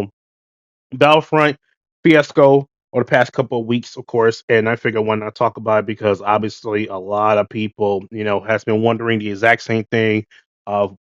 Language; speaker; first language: English; native; English